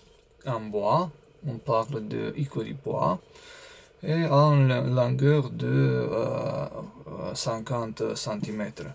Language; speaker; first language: French; non-native, learner; Romanian